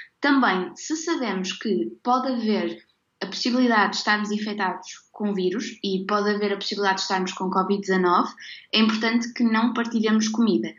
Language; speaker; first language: Portuguese; native; Portuguese